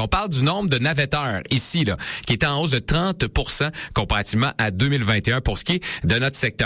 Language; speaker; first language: French; native; French